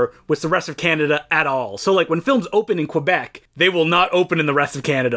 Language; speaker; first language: English; non-native, fluent; French